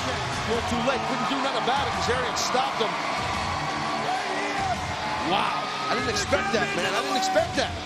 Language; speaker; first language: English; native; English